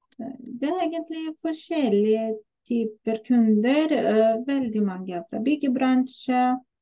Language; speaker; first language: Norwegian; non-native, fluent; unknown